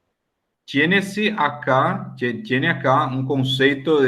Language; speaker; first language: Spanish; non-native, fluent; Portuguese